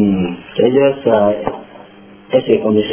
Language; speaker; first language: Spanish; non-native, learner; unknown